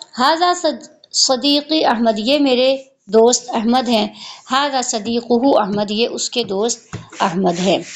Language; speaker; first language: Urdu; native; Urdu